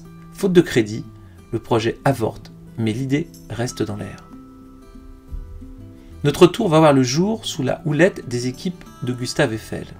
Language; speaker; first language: French; native; French